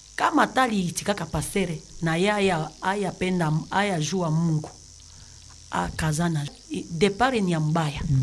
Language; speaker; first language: Swahili; native; Swahili